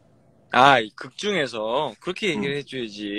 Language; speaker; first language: Korean; native; Korean